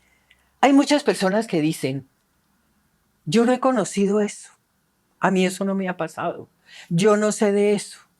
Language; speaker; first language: Spanish; native; Spanish